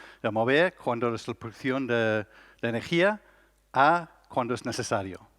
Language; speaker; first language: Spanish; non-native, learner; English